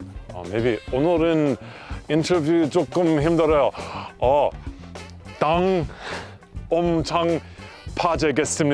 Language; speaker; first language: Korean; non-native, learner; English